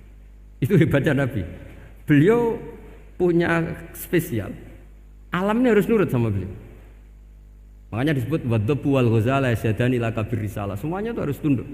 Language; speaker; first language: Indonesian; non-native, local second language; Javanese